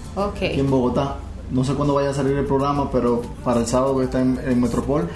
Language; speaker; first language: Spanish; native; Spanish